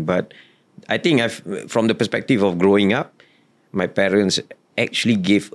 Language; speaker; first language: English; non-native, local second language; Malay